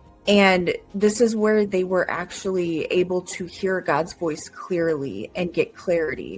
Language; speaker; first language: English; native; English